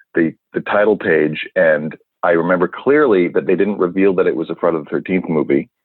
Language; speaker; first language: English; native; English